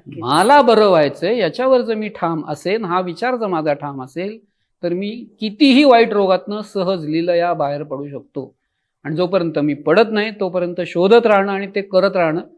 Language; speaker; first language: Marathi; native; Marathi